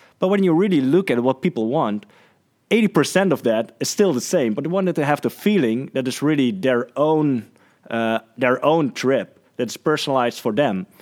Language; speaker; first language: English; non-native, fluent; Dutch